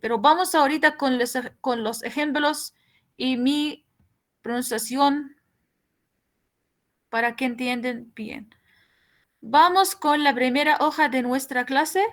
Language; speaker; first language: Spanish; non-native, fluent; Arabic